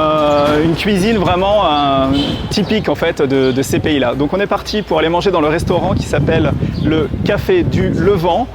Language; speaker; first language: French; native; French